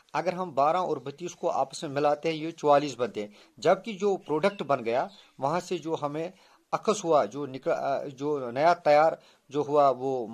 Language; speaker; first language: Urdu; non-native, local second language; Kashmiri